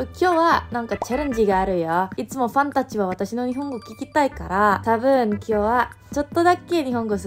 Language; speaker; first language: Japanese; non-native, learner; Indonesian